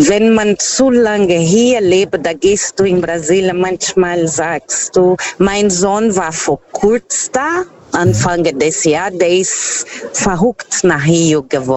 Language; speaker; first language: German; non-native, fluent; Portuguese